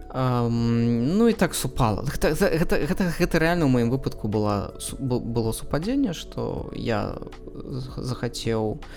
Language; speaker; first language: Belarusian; non-native, local second language; Russian